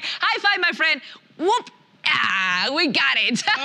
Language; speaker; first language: English; non-native, fluent; Spanish